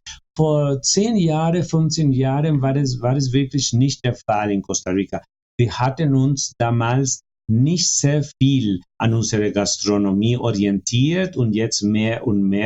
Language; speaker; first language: German; non-native, fluent; Spanish